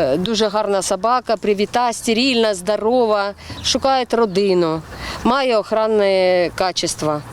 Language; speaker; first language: Ukrainian; non-native, learner; Uzbek